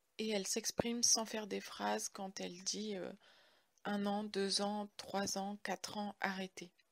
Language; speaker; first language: French; native; French